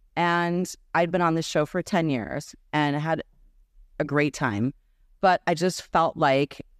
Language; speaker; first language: English; early bilingual, other home language; Serbian